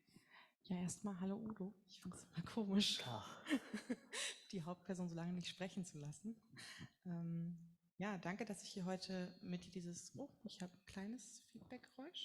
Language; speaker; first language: German; native; German